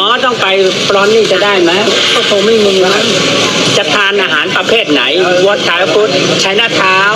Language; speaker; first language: Thai; native; Thai